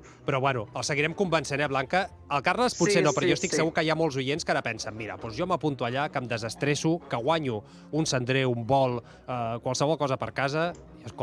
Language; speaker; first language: Catalan; native; Catalan